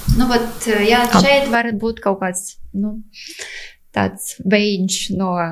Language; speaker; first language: Latvian; non-native, local second language; Russian